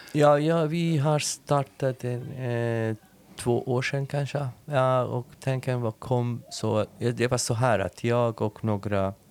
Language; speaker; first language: Swedish; non-native, learner; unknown